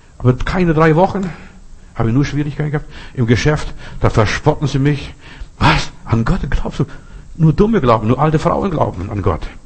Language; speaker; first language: German; non-native, fluent; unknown